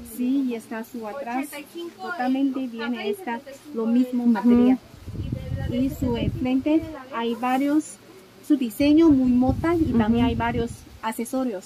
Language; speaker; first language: Spanish; non-native, learner; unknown